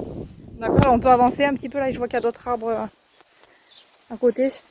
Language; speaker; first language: French; native; French